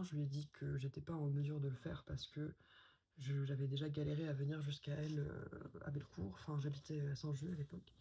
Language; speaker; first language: French; native; French